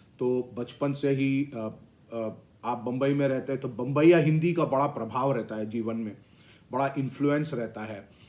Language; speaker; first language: Hindi; non-native, local second language; Tamil